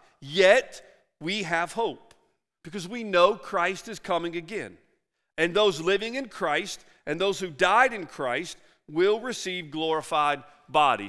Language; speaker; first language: English; native; English